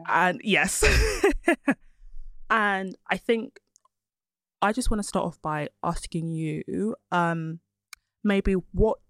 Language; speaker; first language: English; early bilingual, other home language; Yoruba